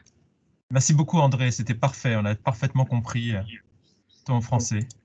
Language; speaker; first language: French; native; French